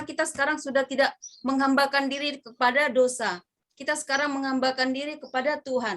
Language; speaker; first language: Indonesian; native; Indonesian